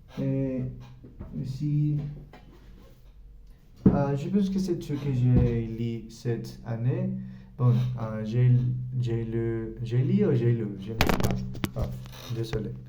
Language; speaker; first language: French; non-native, learner; Spanish